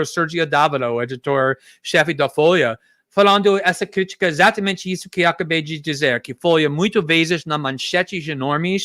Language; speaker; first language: Portuguese; non-native, fluent; English